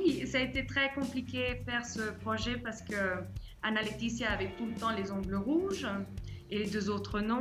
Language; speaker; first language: French; early bilingual, heritage; French